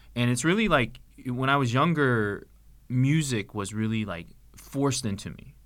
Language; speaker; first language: English; native; English